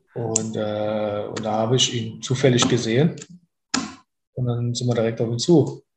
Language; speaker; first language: German; native; German